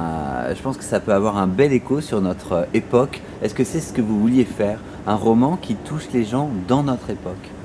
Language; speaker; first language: French; native; French